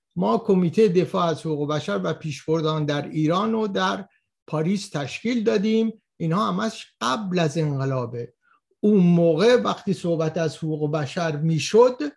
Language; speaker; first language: Persian; native; Persian